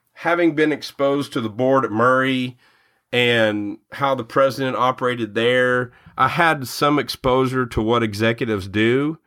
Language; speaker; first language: English; native; English